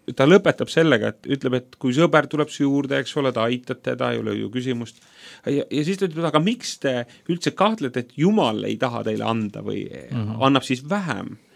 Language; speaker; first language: Estonian; native; Estonian